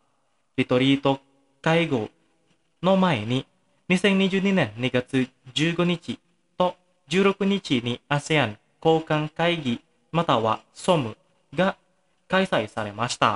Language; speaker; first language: Japanese; non-native, fluent; Indonesian